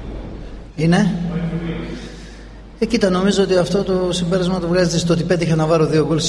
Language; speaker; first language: Greek; native; Greek